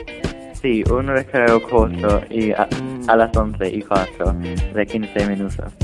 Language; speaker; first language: Spanish; non-native, learner; English